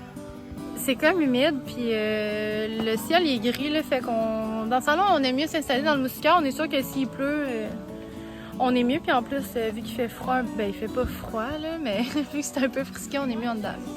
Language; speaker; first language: French; native; French